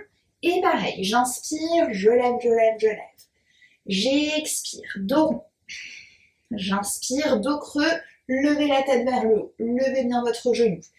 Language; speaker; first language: French; native; French